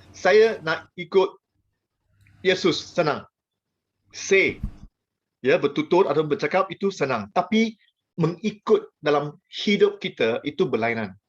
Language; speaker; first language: Malay; non-native, local second language; Chinese